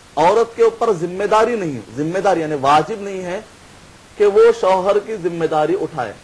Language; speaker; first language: Urdu; native; Urdu